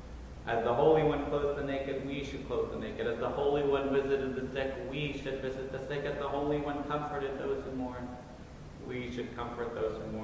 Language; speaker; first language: English; native; English